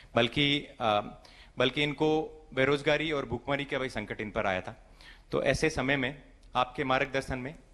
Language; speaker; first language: Hindi; native; Hindi